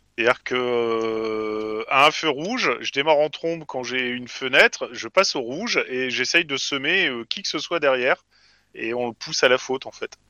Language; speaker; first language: French; native; French